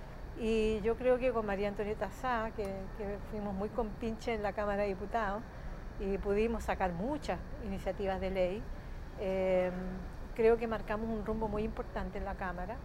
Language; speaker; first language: Spanish; native; Spanish